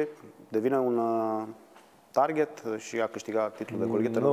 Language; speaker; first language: Romanian; native; Romanian